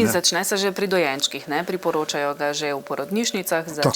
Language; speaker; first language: Slovenian; native; Slovenian